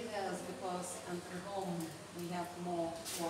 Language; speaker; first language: English; non-native, learner; Lithuanian